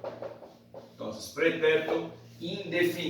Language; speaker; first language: Spanish; non-native, fluent; Portuguese